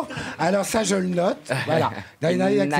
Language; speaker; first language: French; native; French